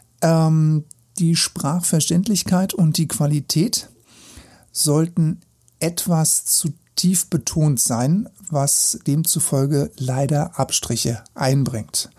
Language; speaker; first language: German; native; German